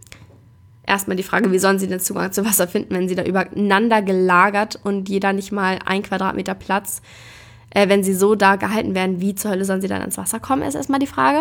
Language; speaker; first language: German; native; German